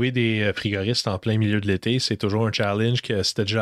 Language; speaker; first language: French; native; French